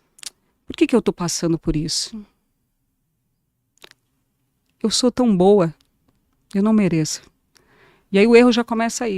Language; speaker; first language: Portuguese; native; Portuguese